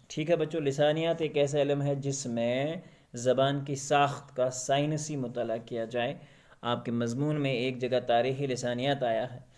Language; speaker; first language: Urdu; non-native, local second language; Kashmiri